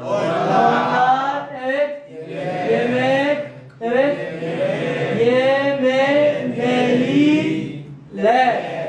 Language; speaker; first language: Turkish; non-native, fluent; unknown